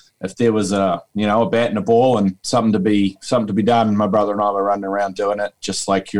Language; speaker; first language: English; native; English